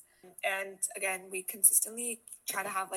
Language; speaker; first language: English; non-native, local second language; Hindi